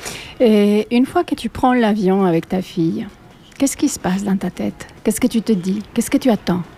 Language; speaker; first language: French; native; French